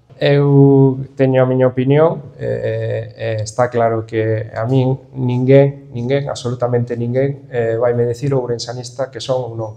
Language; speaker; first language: Galician; native; Galician